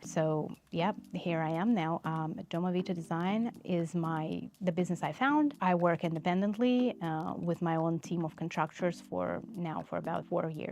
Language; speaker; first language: English; non-native, fluent; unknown